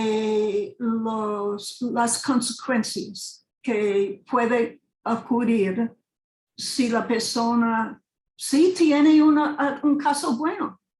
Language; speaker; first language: Spanish; non-native, fluent; English